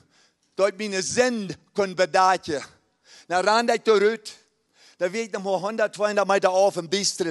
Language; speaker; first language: German; early bilingual, heritage; Plautdietsch